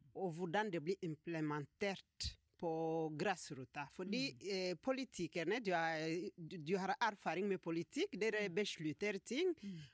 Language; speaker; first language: Norwegian; non-native, fluent; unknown